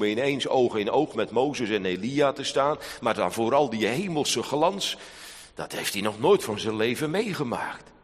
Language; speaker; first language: Dutch; native; Dutch